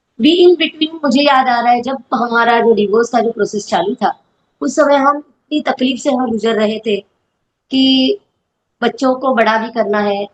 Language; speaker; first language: Hindi; non-native, local second language; Marathi